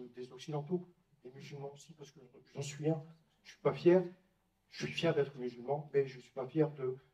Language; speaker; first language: French; native; French